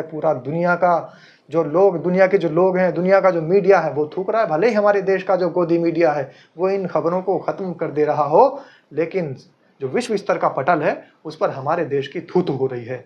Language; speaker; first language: Hindi; native; Hindi